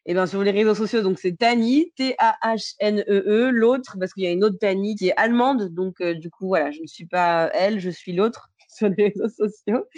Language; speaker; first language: French; native; French